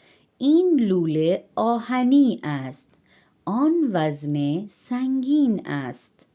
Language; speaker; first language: Persian; non-native, fluent; Urdu